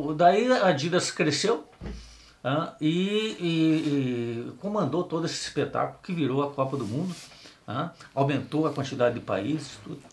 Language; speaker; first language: Portuguese; native; Portuguese